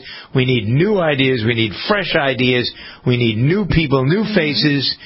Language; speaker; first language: English; native; English